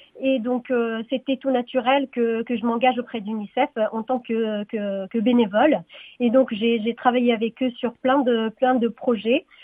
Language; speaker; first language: French; non-native, local second language; Arabic